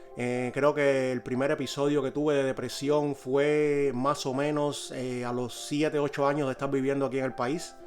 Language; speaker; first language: Spanish; native; Spanish